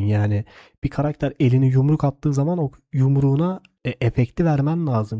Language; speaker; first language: Turkish; native; Turkish